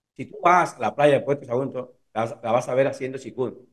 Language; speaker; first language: Spanish; native; Spanish